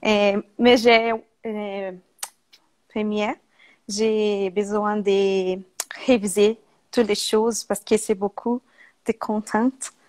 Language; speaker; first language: French; non-native, learner; Portuguese